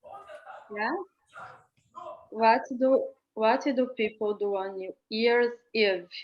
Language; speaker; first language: English; non-native, learner; Portuguese